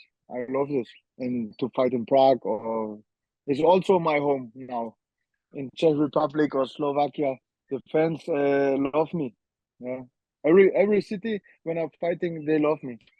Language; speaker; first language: English; non-native, learner; German